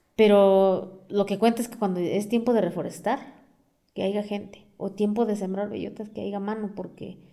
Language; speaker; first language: Spanish; non-native, local second language; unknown